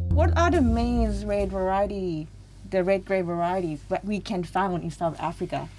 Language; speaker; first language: English; non-native, fluent; Thai